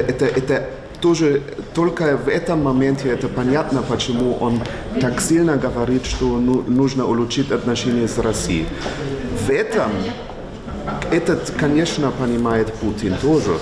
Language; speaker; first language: Russian; non-native, fluent; German